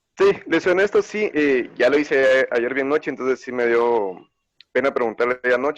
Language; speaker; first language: Spanish; native; Spanish